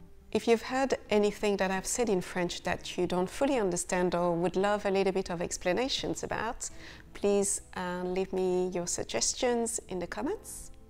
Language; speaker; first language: English; non-native, fluent; French